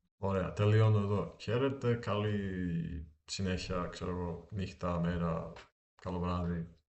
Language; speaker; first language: Greek; non-native, fluent; Slovak